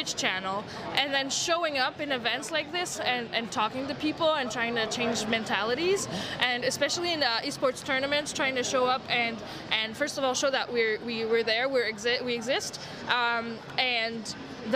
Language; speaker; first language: English; non-native, fluent; French